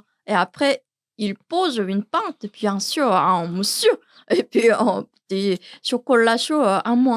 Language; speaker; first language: French; non-native, learner; Korean